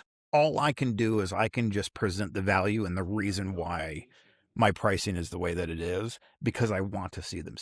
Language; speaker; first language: English; native; English